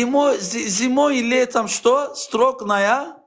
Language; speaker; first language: Russian; non-native, learner; Azerbaijani